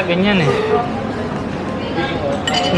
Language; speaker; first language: Filipino; non-native, learner; Punjabi